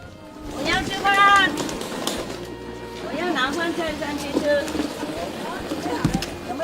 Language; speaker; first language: Chinese; non-native, fluent; Vietnamese